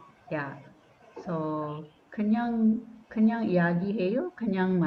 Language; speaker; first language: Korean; non-native, learner; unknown